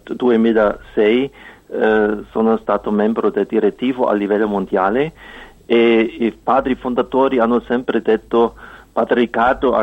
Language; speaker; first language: Italian; non-native, fluent; German